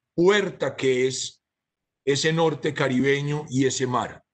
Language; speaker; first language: Spanish; native; Spanish